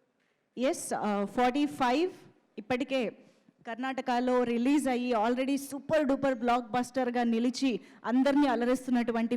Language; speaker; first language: Telugu; native; Telugu